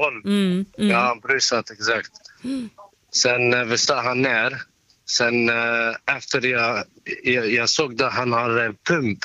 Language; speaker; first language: Swedish; non-native, learner; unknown